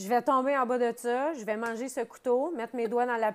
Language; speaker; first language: French; native; French